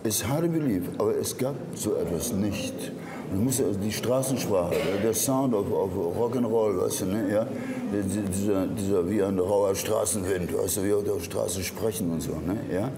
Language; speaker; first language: German; native; German